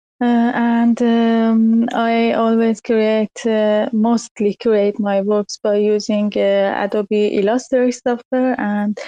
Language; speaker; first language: English; non-native, learner; Persian